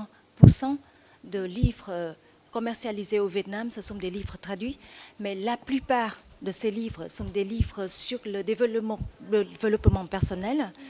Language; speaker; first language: French; non-native, fluent; Vietnamese